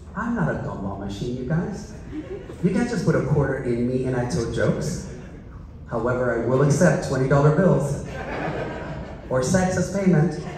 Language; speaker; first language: English; early bilingual, other home language; Spanish